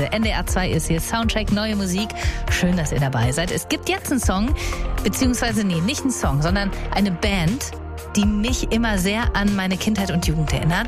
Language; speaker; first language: German; native; German